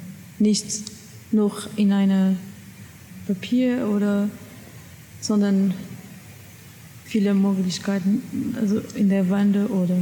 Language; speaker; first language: German; non-native, learner; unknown